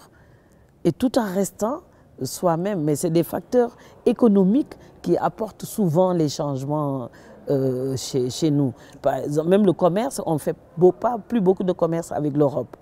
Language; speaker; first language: French; non-native, local second language; Wolof